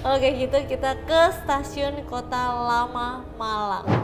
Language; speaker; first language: Indonesian; native; Indonesian